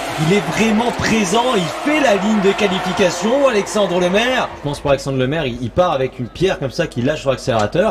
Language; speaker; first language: French; native; French